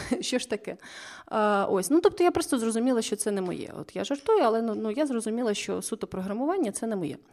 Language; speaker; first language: Ukrainian; native; Ukrainian